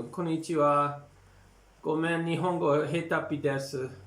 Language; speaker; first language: Japanese; non-native, learner; English